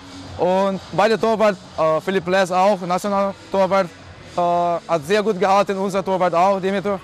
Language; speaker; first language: German; non-native, learner; Portuguese